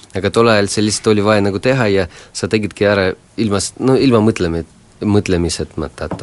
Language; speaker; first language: Estonian; non-native, local second language; Russian